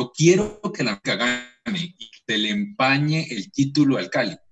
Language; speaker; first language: Spanish; native; Spanish